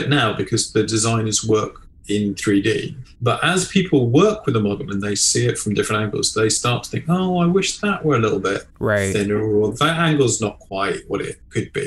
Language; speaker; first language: English; native; English